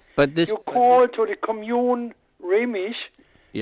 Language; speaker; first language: English; non-native, learner; Luxembourgish